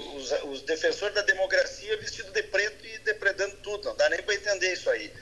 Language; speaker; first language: Portuguese; native; Portuguese